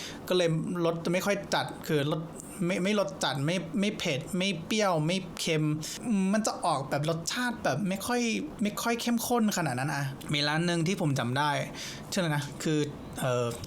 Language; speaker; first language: Thai; non-native, fluent; English